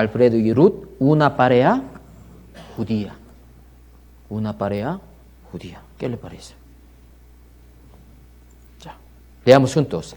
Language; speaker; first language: Spanish; non-native, learner; Korean